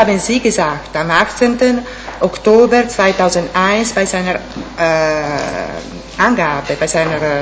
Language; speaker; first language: German; non-native, fluent; Italian